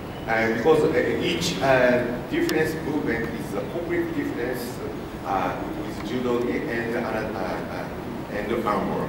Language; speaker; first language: English; non-native, learner; Japanese